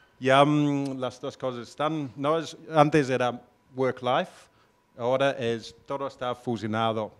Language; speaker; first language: Spanish; non-native, fluent; English